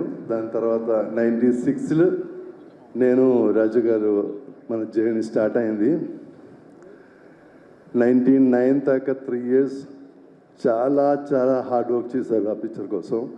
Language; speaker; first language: Telugu; non-native, local second language; Malayalam